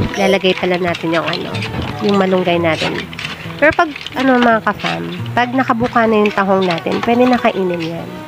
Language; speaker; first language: Filipino; non-native, local second language; Aklanon